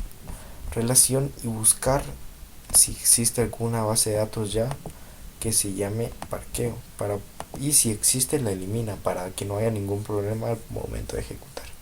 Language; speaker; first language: Spanish; native; Spanish